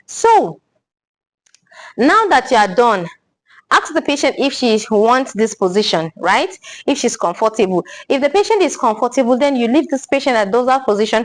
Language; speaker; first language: English; non-native, local second language; Igbo